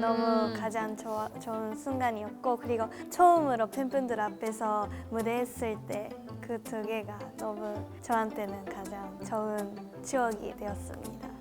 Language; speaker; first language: Korean; non-native, fluent; Japanese